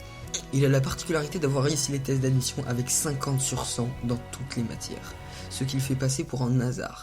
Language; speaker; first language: French; native; French